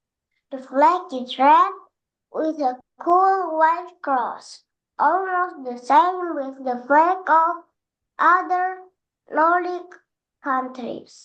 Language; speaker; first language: English; non-native, learner; Indonesian